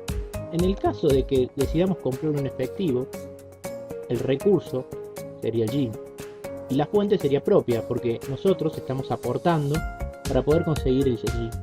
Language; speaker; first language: Spanish; native; Spanish